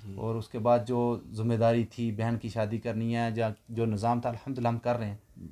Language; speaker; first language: Urdu; non-native, local second language; Punjabi